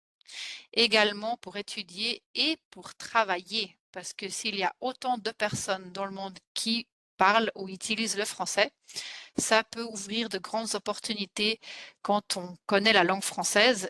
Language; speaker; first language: French; non-native, fluent; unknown